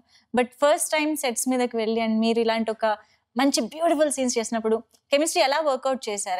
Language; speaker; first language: Telugu; native; Telugu